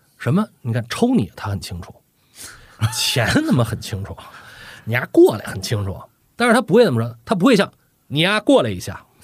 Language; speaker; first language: Chinese; native; Chinese